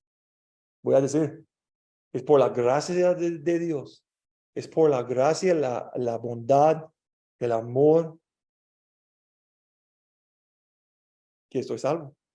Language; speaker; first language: Spanish; non-native, learner; English